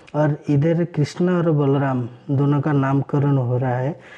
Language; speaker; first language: Hindi; non-native, local second language; Odia